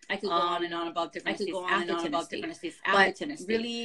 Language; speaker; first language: English; native; English